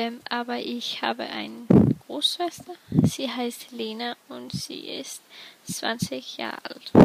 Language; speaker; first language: German; non-native, learner; Danish